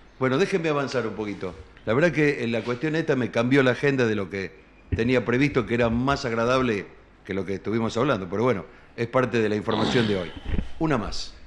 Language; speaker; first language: Spanish; native; Spanish